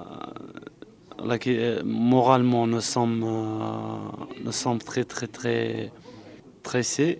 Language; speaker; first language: French; non-native, local second language; Arabic